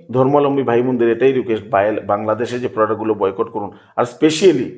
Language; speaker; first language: Bangla; native; Bangla